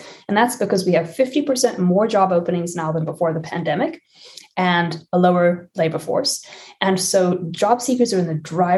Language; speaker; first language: English; native; English